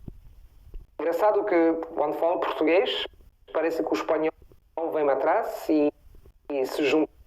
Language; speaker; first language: Portuguese; non-native, fluent; Italian